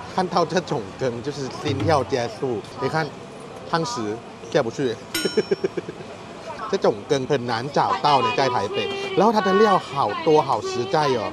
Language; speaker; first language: Chinese; non-native, fluent; Thai